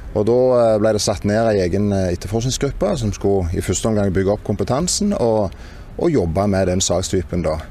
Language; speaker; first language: Norwegian; native; Norwegian